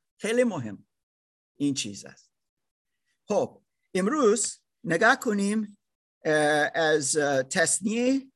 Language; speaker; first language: Persian; non-native, learner; German